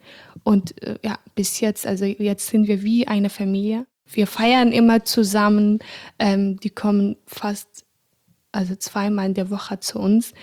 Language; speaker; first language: German; non-native, fluent; Arabic